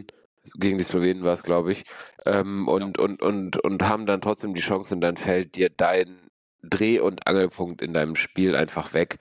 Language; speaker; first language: German; native; German